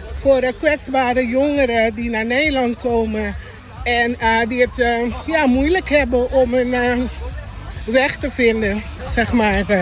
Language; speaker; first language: Dutch; non-native, local second language; Papiamento